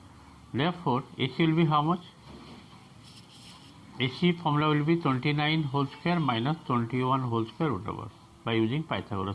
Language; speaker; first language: English; non-native, local second language; Bangla